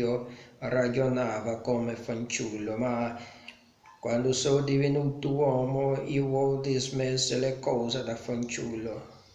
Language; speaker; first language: Italian; non-native, learner; Portuguese